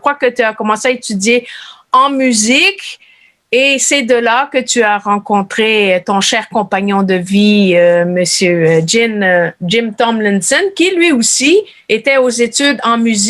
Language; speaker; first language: French; native; French